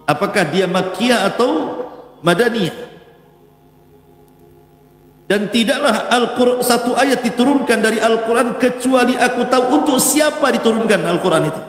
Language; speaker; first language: Indonesian; native; Indonesian